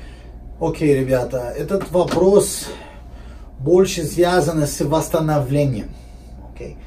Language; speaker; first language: Russian; non-native, learner; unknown